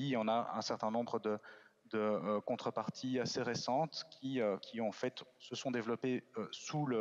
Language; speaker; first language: French; native; French